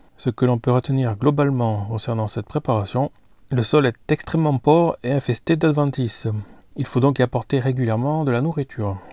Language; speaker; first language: French; native; French